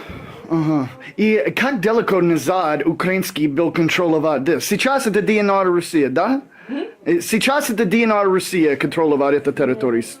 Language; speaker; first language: Russian; non-native, learner; English